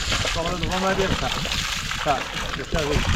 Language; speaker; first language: French; non-native, learner; Arabic